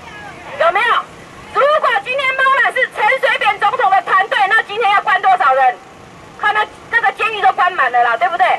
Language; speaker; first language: Chinese; non-native, local second language; Min Nan Chinese